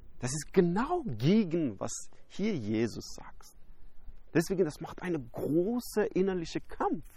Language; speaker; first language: German; non-native, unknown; Persian